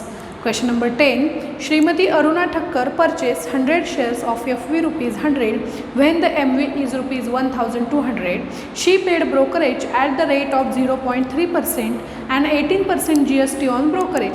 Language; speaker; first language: English; non-native, local second language; Marathi